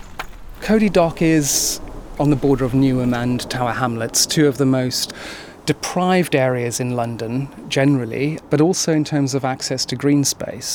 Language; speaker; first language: English; native; English